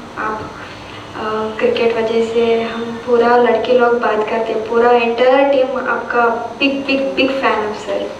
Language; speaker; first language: Hindi; non-native, local second language; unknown